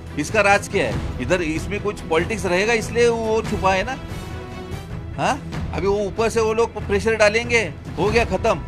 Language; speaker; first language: Hindi; non-native, local second language; Marathi